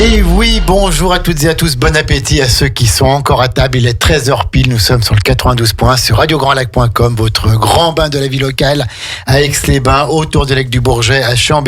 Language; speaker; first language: French; native; French